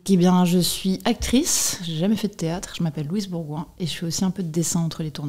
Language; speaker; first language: French; native; French